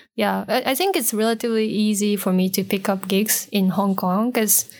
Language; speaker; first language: English; non-native, fluent; Japanese